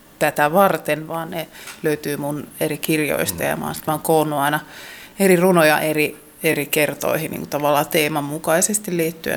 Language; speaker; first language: Finnish; native; Finnish